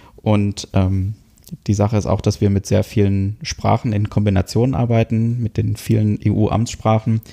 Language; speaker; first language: German; native; German